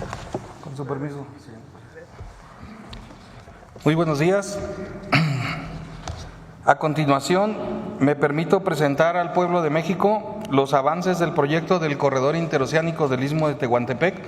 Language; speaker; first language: Spanish; native; Spanish